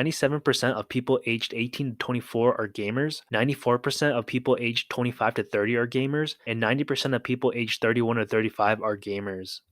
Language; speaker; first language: English; native; English